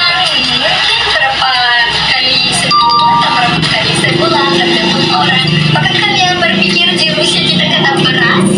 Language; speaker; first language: Indonesian; non-native, fluent; Russian